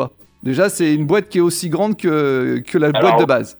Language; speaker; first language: French; native; French